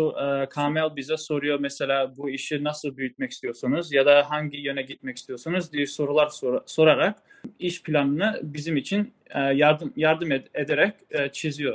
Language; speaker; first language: Turkish; early bilingual, other home language; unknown